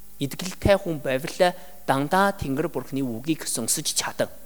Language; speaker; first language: Mongolian; non-native, learner; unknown